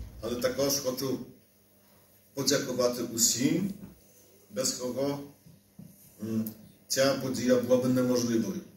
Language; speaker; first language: Ukrainian; non-native, fluent; Polish